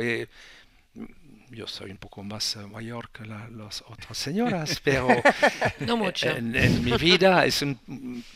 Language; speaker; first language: Spanish; non-native, learner; French